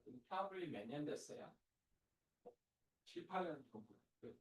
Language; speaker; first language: Korean; non-native, learner; English